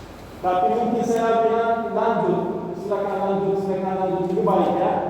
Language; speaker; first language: Indonesian; non-native, learner; Arabic